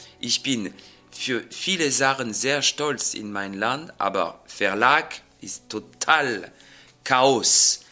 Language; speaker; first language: German; non-native, fluent; French